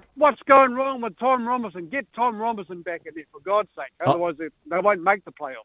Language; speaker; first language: English; native; English